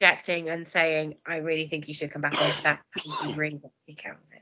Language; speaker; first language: English; non-native, local second language; Welsh